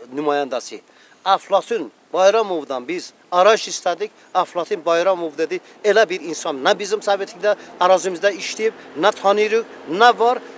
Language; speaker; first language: Azerbaijani; native; Azerbaijani